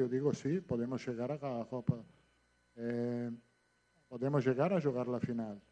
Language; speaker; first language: Portuguese; non-native, fluent; Italian